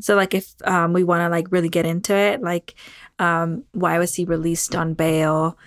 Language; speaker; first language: English; early bilingual, other home language; Spanish